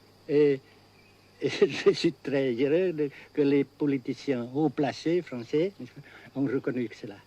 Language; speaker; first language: French; non-native, fluent; Vietnamese